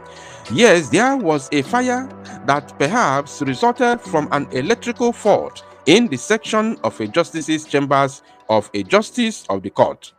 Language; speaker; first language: English; non-native, local second language; Igbo